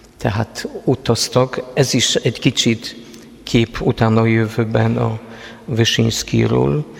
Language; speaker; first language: Hungarian; non-native, fluent; Polish